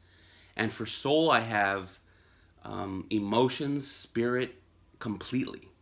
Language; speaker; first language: English; native; English